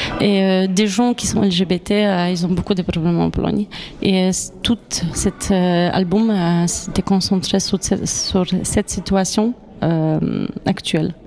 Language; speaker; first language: French; non-native, fluent; Polish